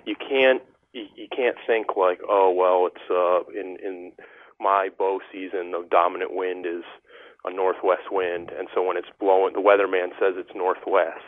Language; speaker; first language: English; native; English